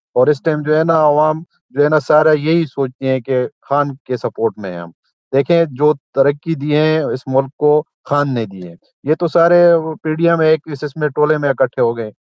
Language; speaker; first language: Urdu; native; Urdu